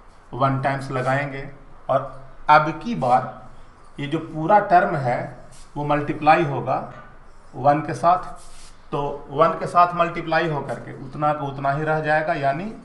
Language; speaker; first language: Hindi; native; Hindi